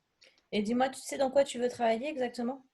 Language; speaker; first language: French; native; French